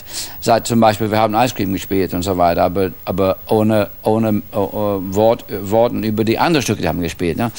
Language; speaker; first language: German; non-native, fluent; English